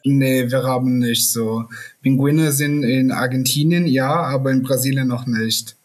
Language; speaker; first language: German; non-native, learner; Portuguese